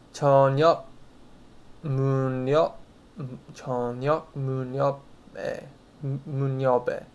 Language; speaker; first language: Korean; non-native, learner; English